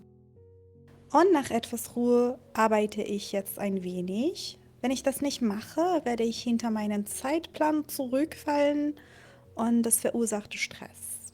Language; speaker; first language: German; non-native, fluent; Persian